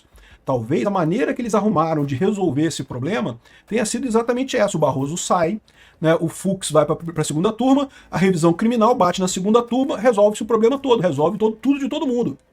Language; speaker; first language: Portuguese; native; Portuguese